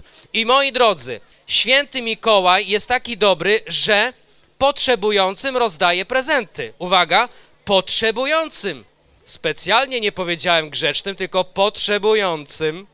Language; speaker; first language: Polish; native; Polish